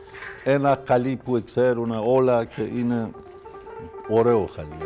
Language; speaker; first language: Greek; non-native, learner; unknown